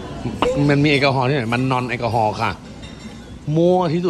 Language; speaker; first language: Thai; native; Thai